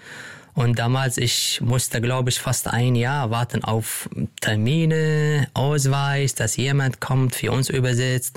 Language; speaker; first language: German; non-native, learner; Arabic